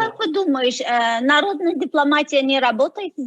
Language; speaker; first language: Russian; non-native, fluent; Azerbaijani